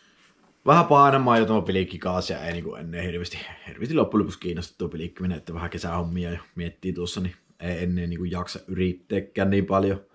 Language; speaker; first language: Finnish; native; Finnish